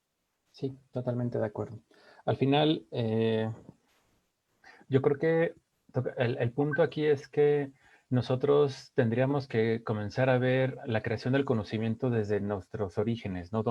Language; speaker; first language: Spanish; native; Spanish